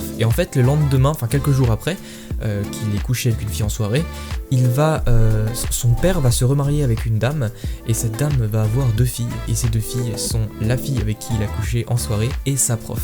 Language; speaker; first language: French; native; French